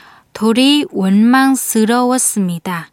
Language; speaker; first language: Korean; non-native, fluent; Vietnamese